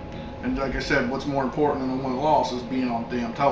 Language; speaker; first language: English; native; English